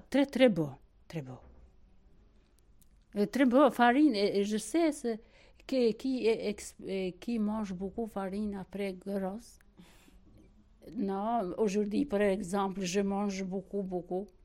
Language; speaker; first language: French; non-native, learner; Albanian